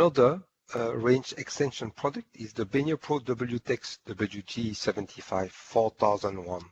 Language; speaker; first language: English; non-native, fluent; French